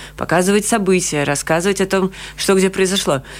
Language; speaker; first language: Russian; native; Russian